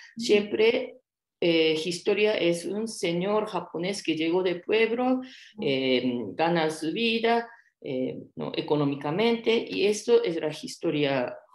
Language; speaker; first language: Spanish; non-native, fluent; Japanese